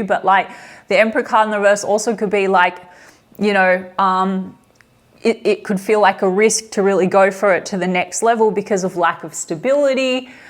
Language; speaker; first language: English; native; English